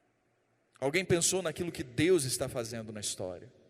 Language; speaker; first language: Portuguese; native; Portuguese